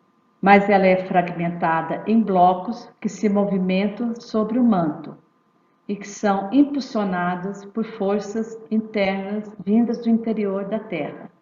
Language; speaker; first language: Portuguese; native; Portuguese